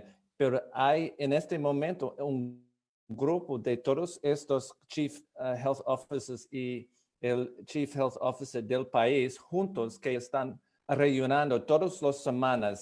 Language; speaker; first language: Spanish; non-native, fluent; English